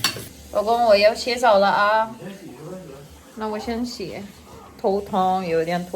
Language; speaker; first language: Chinese; non-native, learner; Filipino